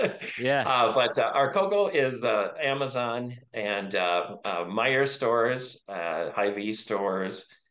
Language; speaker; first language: English; native; English